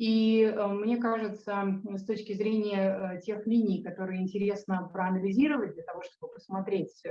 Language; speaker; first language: Russian; native; Russian